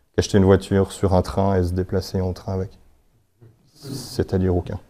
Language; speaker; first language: French; native; French